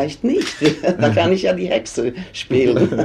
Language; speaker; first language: German; non-native, fluent; Swedish